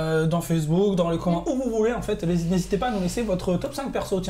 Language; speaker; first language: French; native; French